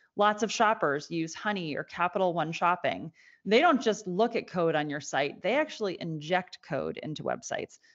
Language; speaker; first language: English; native; English